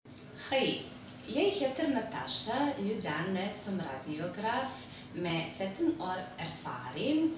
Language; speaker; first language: Norwegian; non-native, learner; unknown